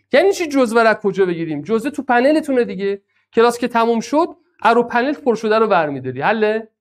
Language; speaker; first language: Persian; non-native, local second language; Azerbaijani